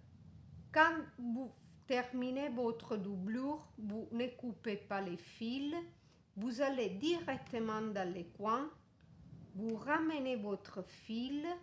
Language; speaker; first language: French; non-native, fluent; Italian